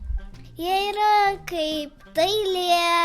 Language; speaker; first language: Lithuanian; early bilingual, heritage; Lithuanian